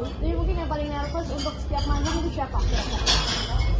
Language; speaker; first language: Indonesian; native; Indonesian